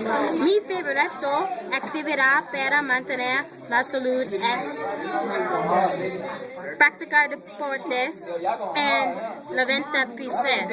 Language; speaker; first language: Spanish; non-native, learner; English